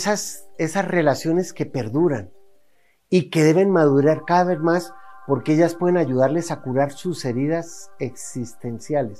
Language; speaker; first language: Spanish; native; Spanish